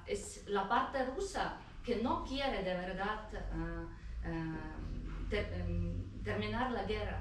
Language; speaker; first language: Spanish; non-native, fluent; Ukrainian